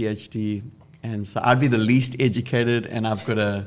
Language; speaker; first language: English; native; English